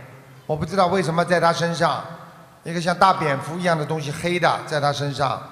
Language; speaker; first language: Chinese; non-native, local second language; Wu Chinese